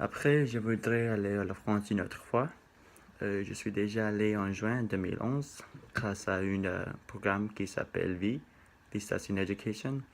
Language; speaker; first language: French; non-native, learner; Spanish